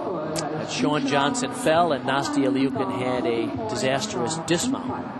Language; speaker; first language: English; native; English